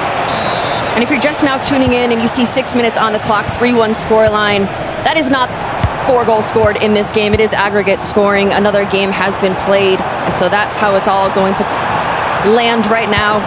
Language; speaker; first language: English; native; English